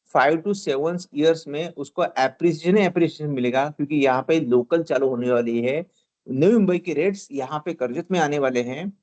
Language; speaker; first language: Hindi; non-native, local second language; Marathi